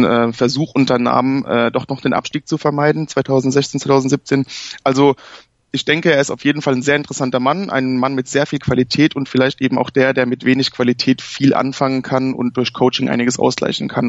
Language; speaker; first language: German; native; German